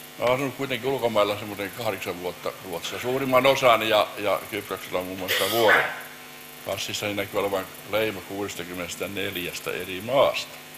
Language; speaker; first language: Finnish; native; Finnish